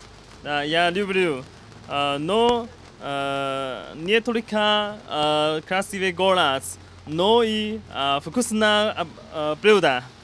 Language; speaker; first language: Russian; non-native, learner; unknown